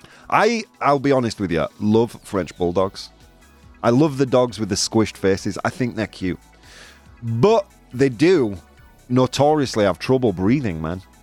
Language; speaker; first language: English; native; English